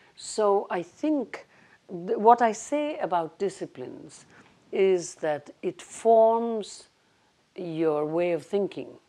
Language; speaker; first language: English; non-native, local second language; Bangla